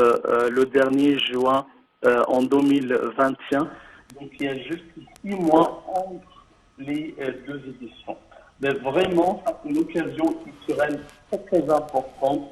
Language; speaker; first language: French; non-native, fluent; Arabic